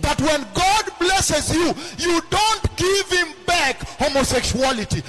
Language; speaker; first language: English; non-native, local second language; Luo (Kenya and Tanzania)